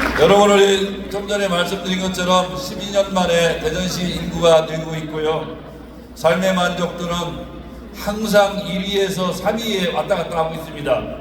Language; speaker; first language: Korean; native; Korean